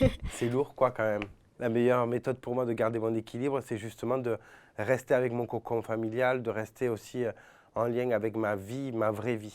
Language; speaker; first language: French; native; French